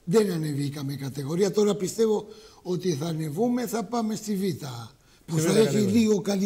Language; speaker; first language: Greek; early bilingual, heritage; Greek